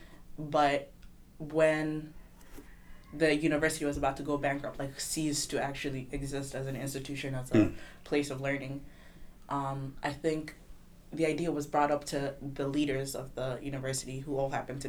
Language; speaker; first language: English; non-native, local second language; Kinyarwanda